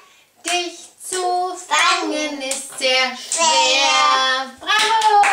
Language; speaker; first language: German; native; German